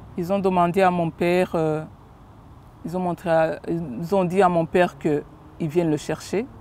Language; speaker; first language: French; non-native, local second language; Kinyarwanda